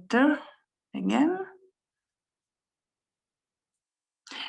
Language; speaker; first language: English; non-native, fluent; Italian